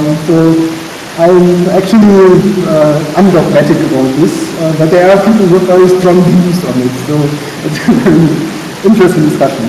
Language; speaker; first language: English; non-native, fluent; German